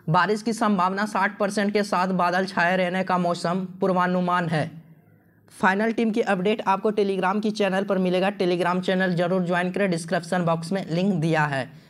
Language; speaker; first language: Hindi; native; Hindi